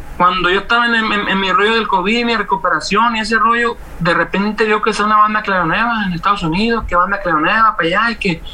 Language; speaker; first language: Spanish; native; Spanish